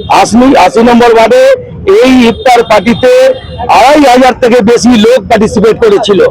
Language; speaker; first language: Bangla; non-native, local second language; Urdu